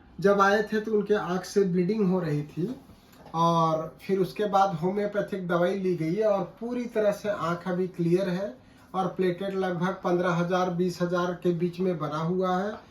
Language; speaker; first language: Hindi; native; Hindi